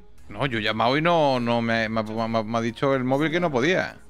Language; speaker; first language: Spanish; native; Spanish